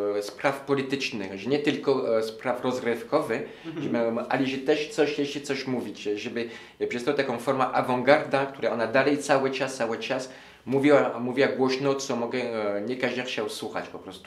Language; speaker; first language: Polish; non-native, learner; French